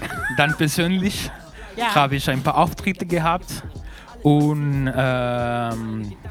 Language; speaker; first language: German; non-native, fluent; Spanish